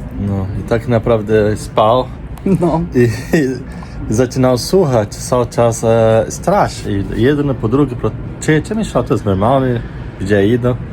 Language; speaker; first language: Polish; non-native, learner; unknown